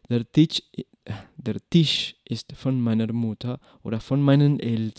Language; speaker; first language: German; non-native, fluent; Spanish